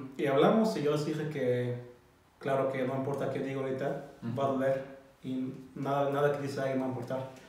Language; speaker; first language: Spanish; non-native, learner; German